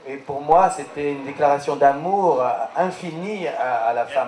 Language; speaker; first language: French; native; French